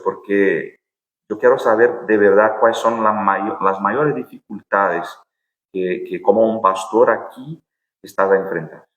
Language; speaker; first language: Spanish; non-native, fluent; Portuguese